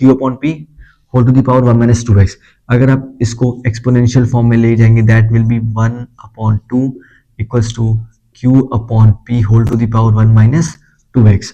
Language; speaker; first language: Hindi; native; Hindi